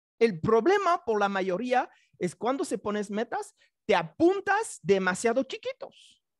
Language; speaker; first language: Spanish; non-native, fluent; French